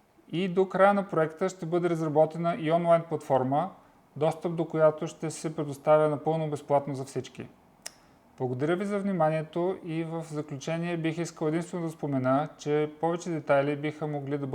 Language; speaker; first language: Bulgarian; native; Bulgarian